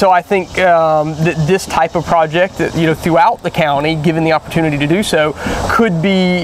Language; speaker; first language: English; native; English